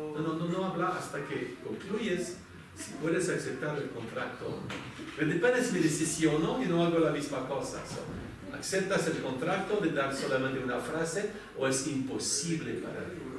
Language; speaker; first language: Spanish; non-native, fluent; French